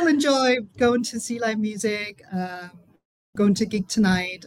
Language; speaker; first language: English; non-native, fluent; German